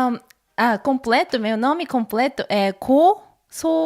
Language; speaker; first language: Portuguese; non-native, learner; Korean